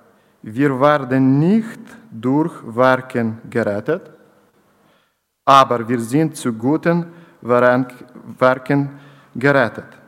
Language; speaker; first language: German; non-native, learner; Ukrainian